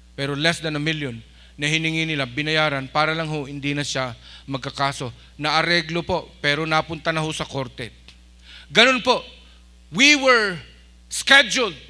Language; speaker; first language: Filipino; non-native, local second language; Iloko